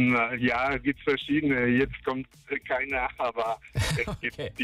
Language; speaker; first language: German; non-native, fluent; Spanish